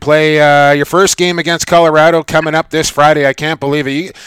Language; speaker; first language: English; native; English